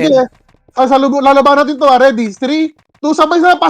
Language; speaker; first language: Filipino; native; Filipino